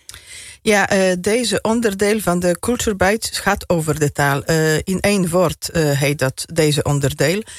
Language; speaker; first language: Dutch; non-native, fluent; Polish